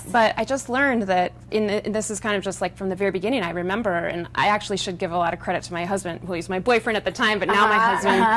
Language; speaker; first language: English; native; English